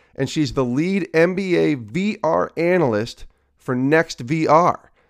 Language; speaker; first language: English; native; English